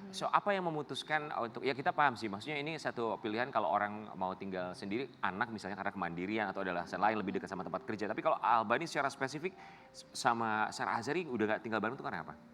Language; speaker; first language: Indonesian; native; Indonesian